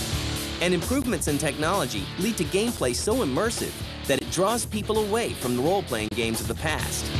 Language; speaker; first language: English; native; English